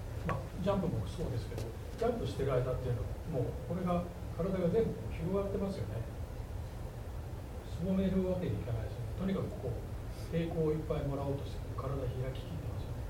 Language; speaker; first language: Japanese; native; Japanese